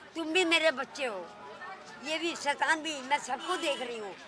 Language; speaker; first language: Hindi; native; Hindi